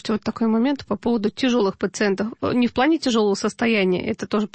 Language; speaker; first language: Russian; native; Russian